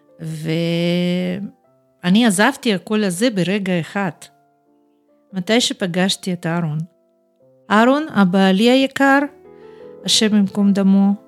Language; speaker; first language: Hebrew; non-native, fluent; Russian